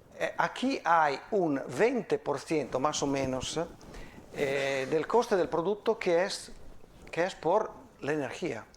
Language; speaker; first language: Spanish; non-native, fluent; Italian